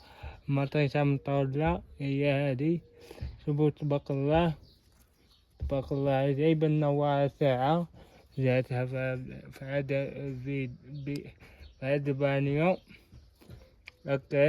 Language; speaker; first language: Arabic; native; Arabic